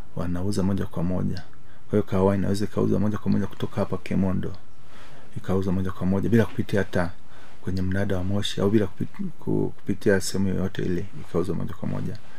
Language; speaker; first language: Swahili; native; Swahili